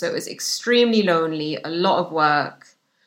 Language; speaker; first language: English; non-native, fluent; Arabic